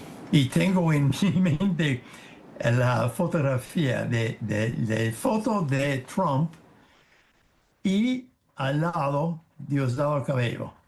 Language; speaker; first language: Spanish; non-native, fluent; English